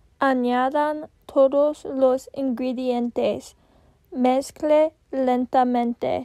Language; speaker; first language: Spanish; non-native, learner; English